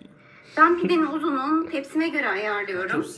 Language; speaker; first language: Turkish; native; Turkish